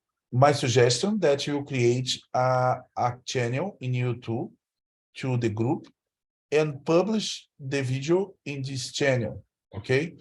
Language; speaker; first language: English; non-native, learner; Portuguese